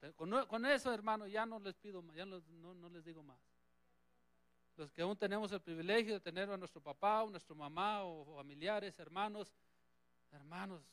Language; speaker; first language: Spanish; native; Spanish